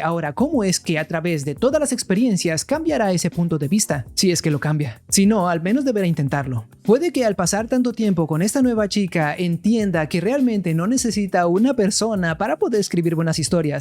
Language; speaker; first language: Spanish; native; Spanish